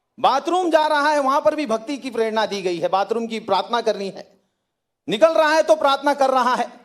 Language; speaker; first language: Hindi; native; Hindi